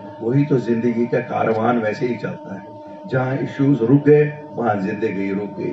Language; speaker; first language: Hindi; non-native, local second language; Kashmiri